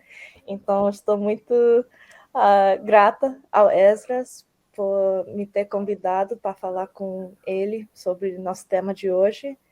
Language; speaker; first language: Portuguese; early bilingual, heritage; Portuguese